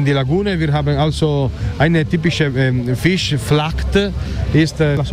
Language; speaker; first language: German; non-native, learner; Italian